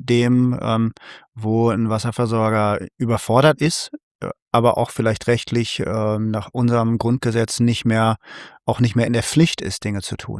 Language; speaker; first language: German; native; German